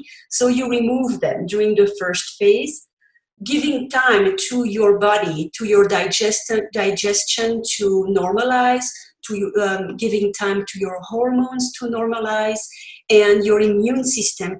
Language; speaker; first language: English; non-native, fluent; French